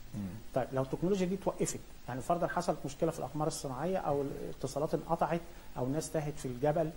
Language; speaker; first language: Arabic; native; Arabic